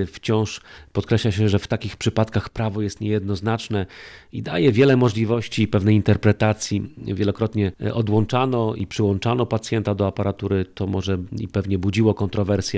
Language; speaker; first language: Polish; native; Polish